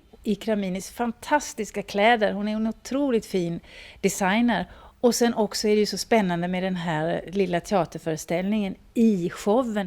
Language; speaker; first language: Swedish; native; Swedish